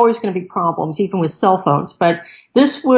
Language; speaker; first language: English; native; English